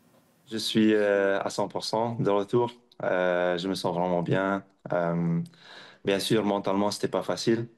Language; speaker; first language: French; non-native, local second language; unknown